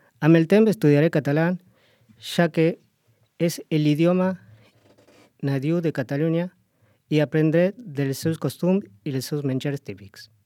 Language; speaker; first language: Catalan; non-native, learner; Spanish